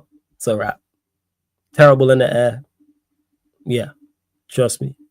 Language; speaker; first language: English; native; English